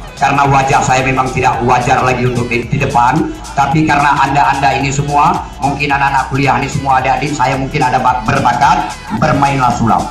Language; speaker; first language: Indonesian; non-native, local second language; Achinese